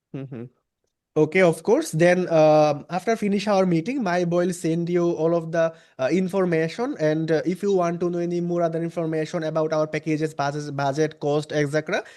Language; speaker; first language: English; non-native, local second language; Bangla